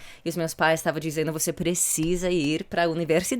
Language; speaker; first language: Portuguese; early bilingual, heritage; English